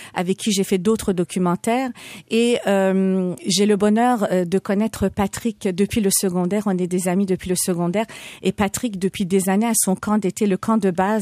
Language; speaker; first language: French; early bilingual, other home language; Persian